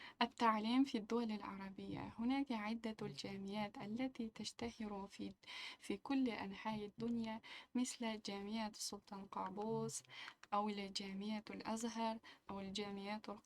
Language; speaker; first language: Arabic; non-native, local second language; Uzbek